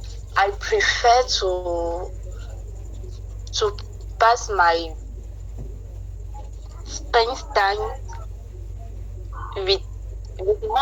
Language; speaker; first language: English; non-native, learner; French